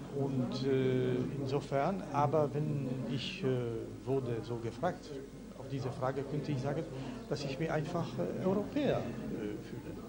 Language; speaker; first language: German; non-native, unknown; Polish